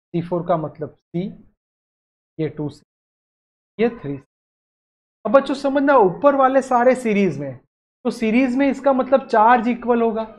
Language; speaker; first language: Hindi; non-native, local second language; Gujarati